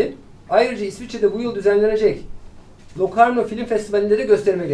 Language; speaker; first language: Turkish; native; Turkish